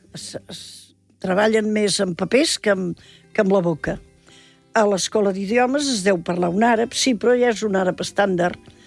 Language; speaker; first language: Catalan; native; Catalan